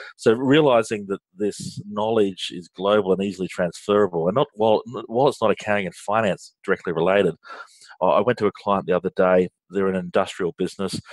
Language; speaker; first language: English; native; English